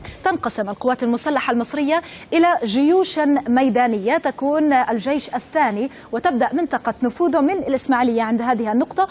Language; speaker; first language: Arabic; native; Arabic